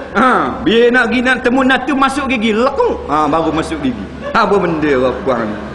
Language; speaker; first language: Malay; native; Malay